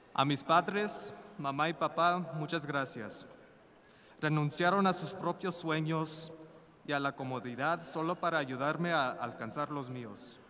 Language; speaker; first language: Spanish; early bilingual, other home language; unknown